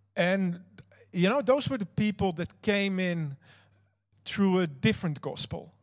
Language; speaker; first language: English; non-native, fluent; Dutch